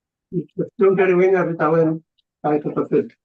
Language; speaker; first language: Welsh; native; Welsh